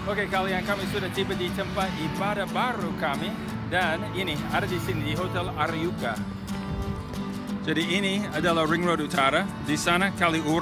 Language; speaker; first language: Indonesian; non-native, fluent; English